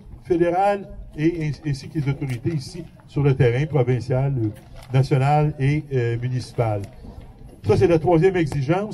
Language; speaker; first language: French; native; French